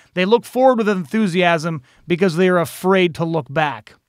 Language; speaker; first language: English; native; English